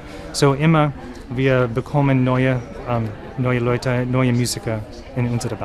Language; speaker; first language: German; non-native, learner; English